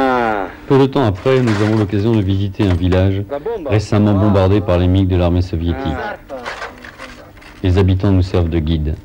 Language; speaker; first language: French; native; French